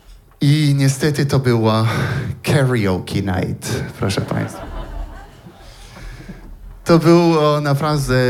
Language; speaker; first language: Polish; non-native, learner; French